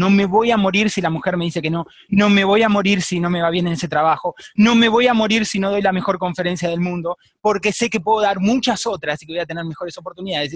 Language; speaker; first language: Spanish; native; Spanish